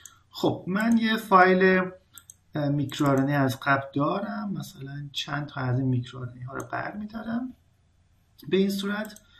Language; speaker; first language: Persian; native; Persian